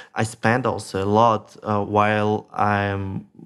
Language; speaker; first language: English; non-native, learner; Russian